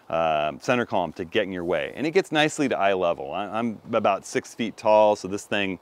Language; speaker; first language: English; native; English